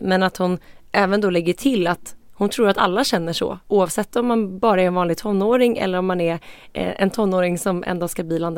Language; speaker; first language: Swedish; native; Swedish